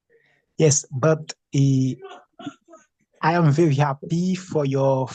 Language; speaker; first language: English; non-native, learner; Haitian Creole